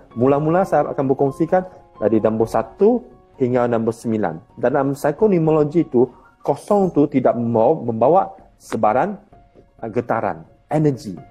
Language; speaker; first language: Malay; non-native, local second language; Chinese